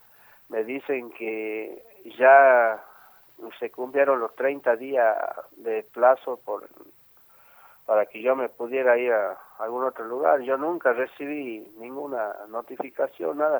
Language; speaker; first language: Spanish; native; Spanish